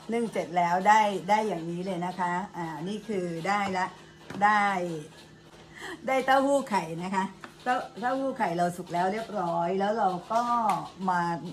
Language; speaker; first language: Thai; native; Thai